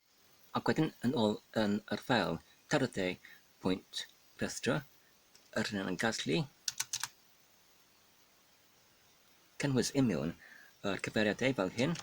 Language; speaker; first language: Welsh; non-native, learner; Polish